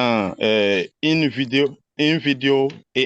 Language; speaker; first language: French; non-native, local second language; Wolof